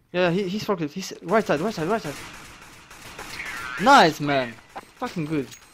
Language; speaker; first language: English; non-native, fluent; French